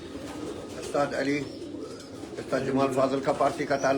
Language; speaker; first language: Hindi; non-native, learner; Arabic